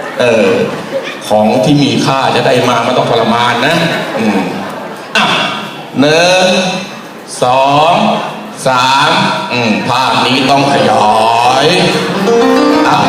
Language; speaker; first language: Thai; native; Thai